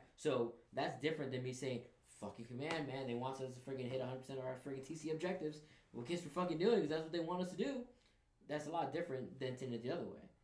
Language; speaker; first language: English; native; English